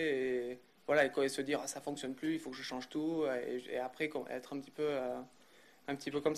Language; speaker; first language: French; native; French